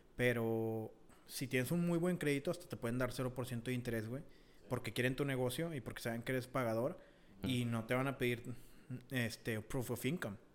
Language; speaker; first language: Spanish; early bilingual, heritage; Spanish